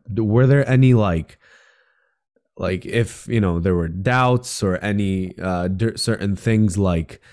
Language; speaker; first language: English; native; English